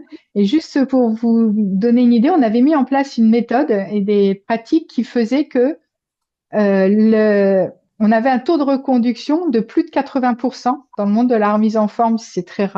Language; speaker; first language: French; native; French